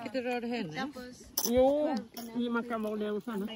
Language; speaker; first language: Swedish; non-native, fluent; Cebuano